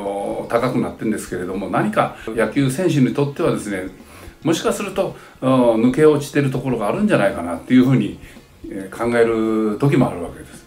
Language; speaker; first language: Japanese; native; Japanese